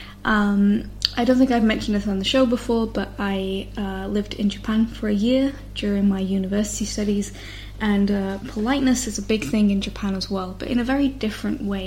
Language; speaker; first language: English; native; English